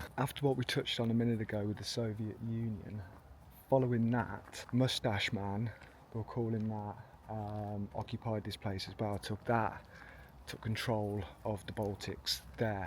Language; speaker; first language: English; native; English